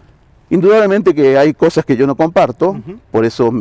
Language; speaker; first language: Spanish; native; Spanish